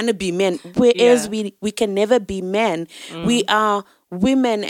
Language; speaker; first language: English; non-native, local second language; Shona